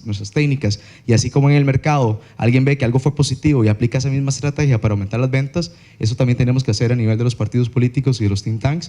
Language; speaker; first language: Spanish; native; Spanish